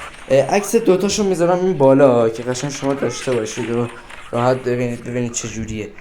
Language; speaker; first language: Persian; native; Persian